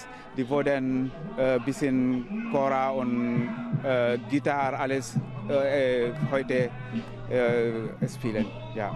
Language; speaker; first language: German; non-native, learner; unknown